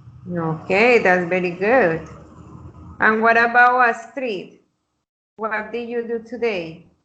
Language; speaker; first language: English; non-native, fluent; Spanish